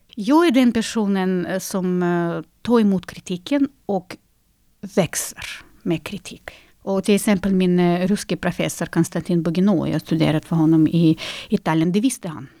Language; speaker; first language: Swedish; non-native, fluent; Russian